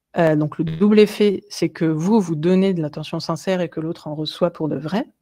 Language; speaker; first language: French; native; French